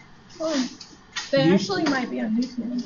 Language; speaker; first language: English; native; English